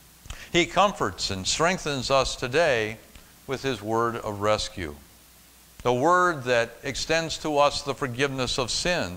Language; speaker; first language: English; native; English